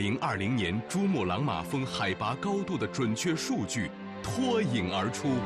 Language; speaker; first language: Chinese; native; Chinese